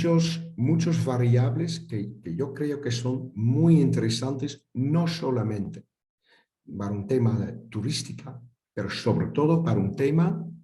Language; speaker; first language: Spanish; non-native, fluent; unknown